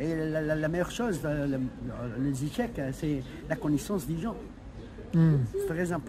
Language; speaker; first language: French; non-native, local second language; Arabic